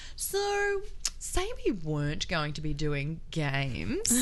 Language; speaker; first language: English; native; English